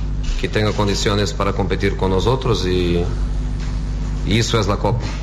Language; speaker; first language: Spanish; non-native, fluent; Portuguese